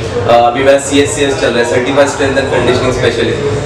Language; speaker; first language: Hindi; native; Hindi